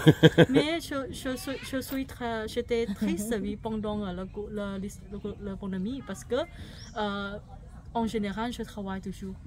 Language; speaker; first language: French; non-native, fluent; Thai